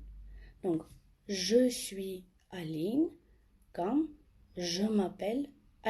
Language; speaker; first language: French; non-native, fluent; Armenian